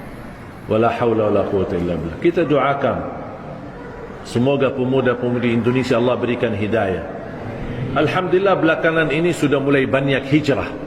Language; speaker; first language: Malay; non-native, fluent; Arabic